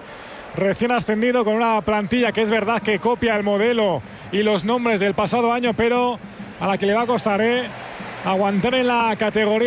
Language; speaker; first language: Spanish; native; Spanish